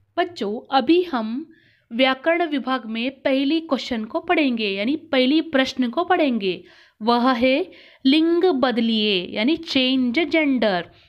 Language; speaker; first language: Hindi; non-native, local second language; Kannada